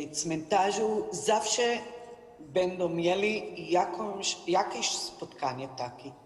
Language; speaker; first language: Polish; non-native, learner; Hebrew